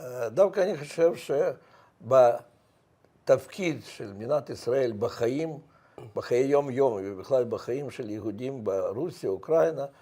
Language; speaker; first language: Hebrew; non-native, fluent; Russian